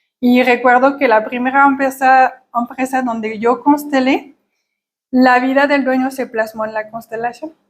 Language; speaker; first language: Spanish; non-native, fluent; French